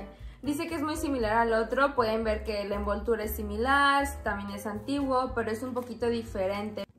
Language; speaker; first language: Spanish; native; Spanish